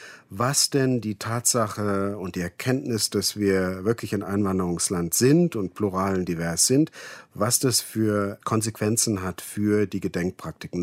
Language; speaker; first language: German; native; German